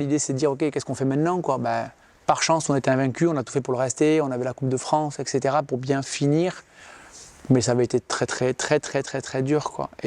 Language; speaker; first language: French; native; French